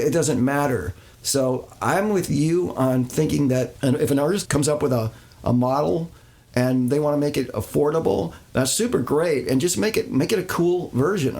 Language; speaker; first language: English; native; English